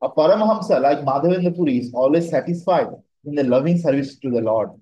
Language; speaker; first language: English; non-native, local second language; Bangla